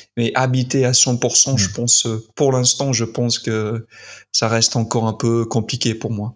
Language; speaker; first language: French; non-native, fluent; English